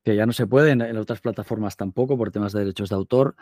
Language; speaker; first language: Spanish; native; Spanish